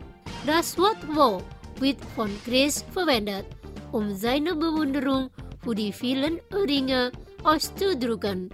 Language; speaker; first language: German; non-native, learner; Indonesian